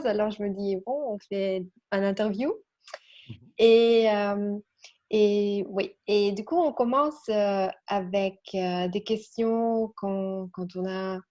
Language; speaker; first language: French; non-native, learner; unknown